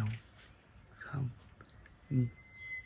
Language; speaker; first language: Japanese; native; Japanese